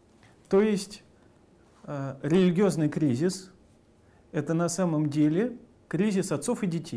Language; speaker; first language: Russian; native; Russian